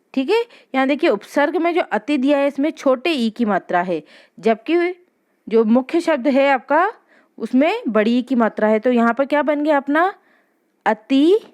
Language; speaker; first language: Hindi; native; Hindi